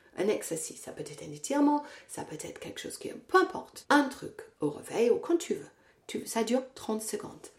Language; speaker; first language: French; non-native, fluent; English